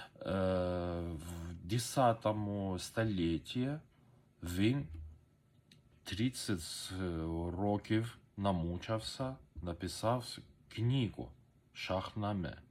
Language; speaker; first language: Ukrainian; non-native, learner; Persian